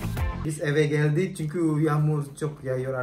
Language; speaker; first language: Turkish; non-native, learner; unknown